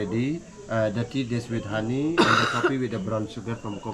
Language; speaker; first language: English; non-native, learner; Indonesian